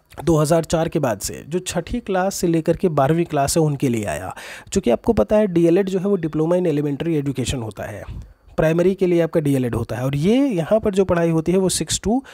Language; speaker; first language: Hindi; native; Hindi